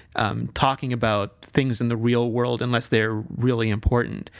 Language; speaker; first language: English; native; English